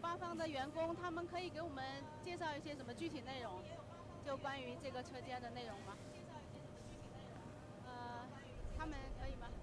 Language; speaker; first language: Chinese; native; Chinese